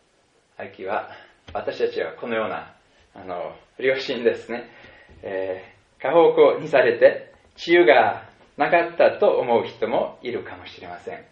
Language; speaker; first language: Japanese; non-native, fluent; German